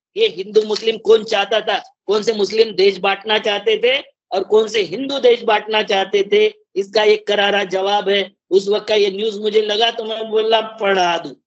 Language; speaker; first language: Hindi; non-native, local second language; Marathi